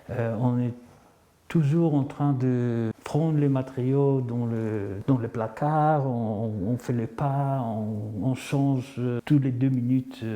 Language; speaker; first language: French; non-native, fluent; Greek